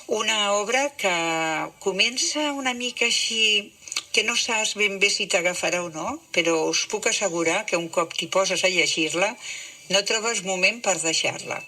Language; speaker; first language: Catalan; native; Catalan